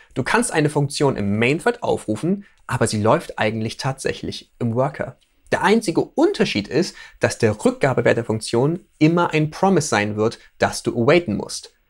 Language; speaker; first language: German; native; German